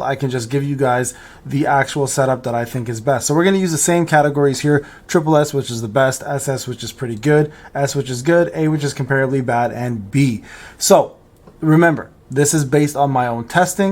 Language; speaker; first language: English; native; English